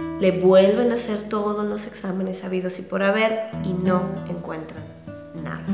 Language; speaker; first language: Spanish; native; Spanish